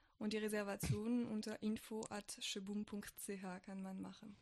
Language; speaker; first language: German; non-native, fluent; French